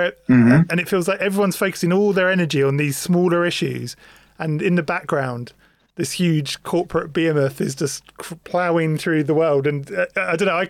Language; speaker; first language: English; native; English